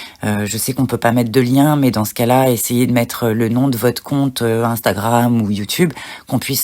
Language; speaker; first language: French; native; French